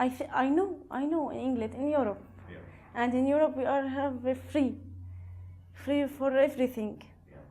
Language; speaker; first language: English; non-native, learner; Arabic